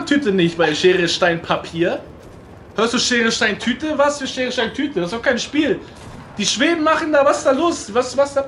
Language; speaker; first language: German; native; German